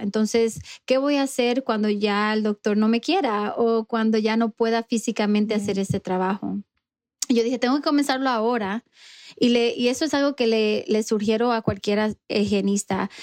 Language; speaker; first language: Spanish; early bilingual, heritage; Spanish